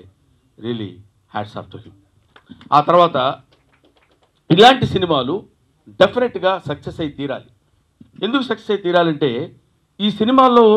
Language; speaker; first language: Telugu; native; Telugu